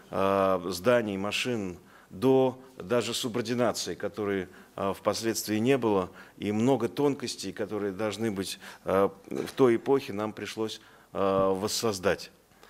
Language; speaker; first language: Russian; native; Russian